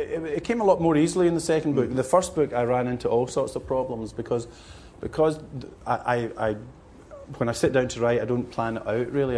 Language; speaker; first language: English; native; English